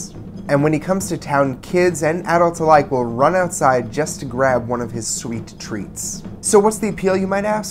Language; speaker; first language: English; native; English